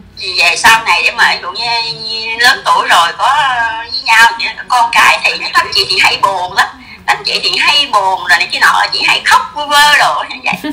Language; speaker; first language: Vietnamese; native; Vietnamese